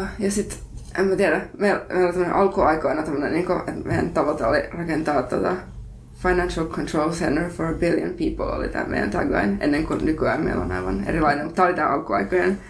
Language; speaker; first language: Finnish; early bilingual, heritage; Finnish